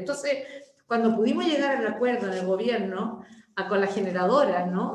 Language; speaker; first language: Spanish; native; Spanish